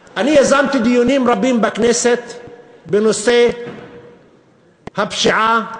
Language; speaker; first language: Hebrew; non-native, local second language; Arabic